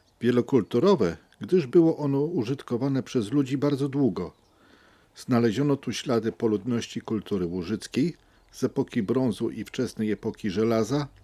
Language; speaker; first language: Polish; native; Polish